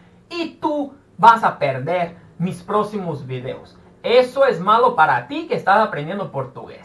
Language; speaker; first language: Spanish; non-native, fluent; Portuguese